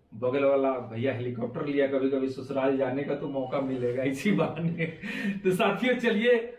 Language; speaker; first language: Hindi; native; Hindi